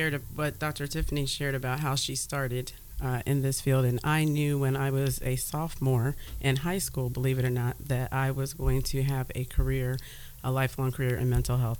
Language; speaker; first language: English; native; English